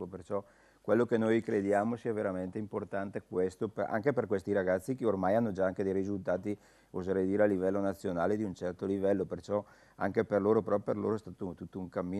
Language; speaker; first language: Italian; native; Italian